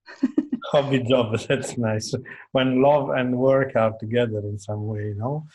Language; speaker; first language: English; non-native, fluent; Italian